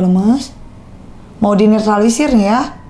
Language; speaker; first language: Indonesian; native; Indonesian